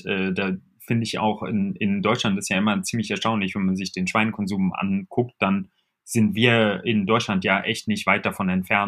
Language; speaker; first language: German; native; German